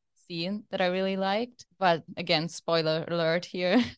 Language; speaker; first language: English; non-native, fluent; German